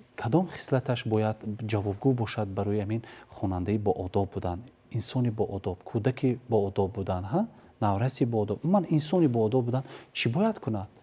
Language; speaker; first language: Tajik; native; Tajik